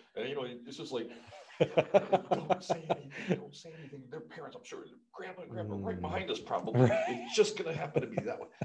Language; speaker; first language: English; native; English